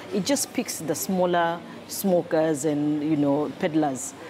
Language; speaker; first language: English; non-native, local second language; Swahili